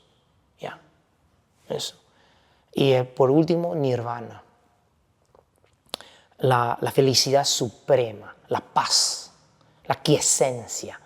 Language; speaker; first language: Spanish; non-native, fluent; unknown